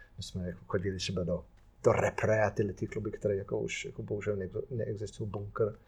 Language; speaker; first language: Czech; non-native, fluent; English